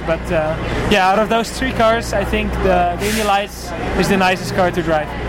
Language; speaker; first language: English; non-native, fluent; Dutch